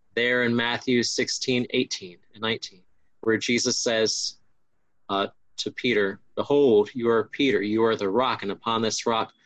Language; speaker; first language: English; native; English